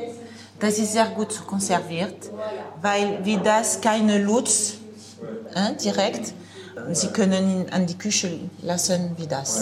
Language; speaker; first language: German; non-native, learner; French